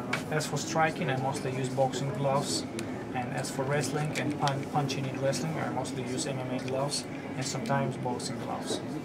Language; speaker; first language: English; non-native, fluent; Russian